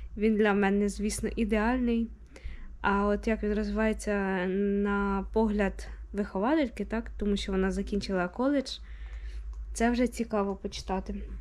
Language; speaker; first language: Ukrainian; native; Ukrainian